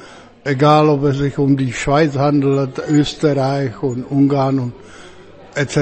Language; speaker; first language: German; non-native, fluent; Czech